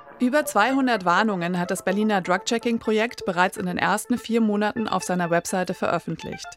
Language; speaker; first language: German; native; German